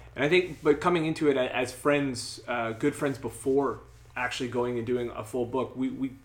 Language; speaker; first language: English; native; English